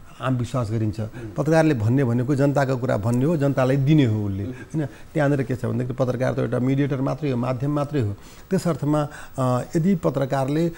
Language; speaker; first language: Nepali; non-native, local second language; Maithili